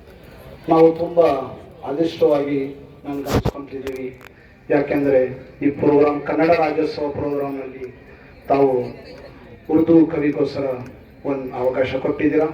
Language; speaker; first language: Kannada; non-native, fluent; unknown